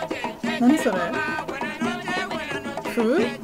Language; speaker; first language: Japanese; non-native, learner; English